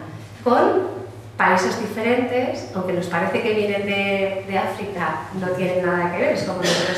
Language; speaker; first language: Spanish; native; Spanish